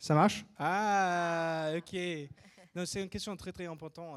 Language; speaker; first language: French; non-native, fluent; English